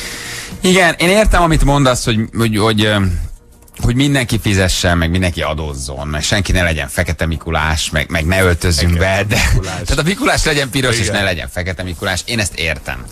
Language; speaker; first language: Hungarian; native; Hungarian